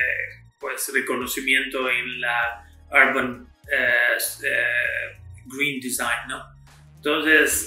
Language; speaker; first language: Spanish; non-native, fluent; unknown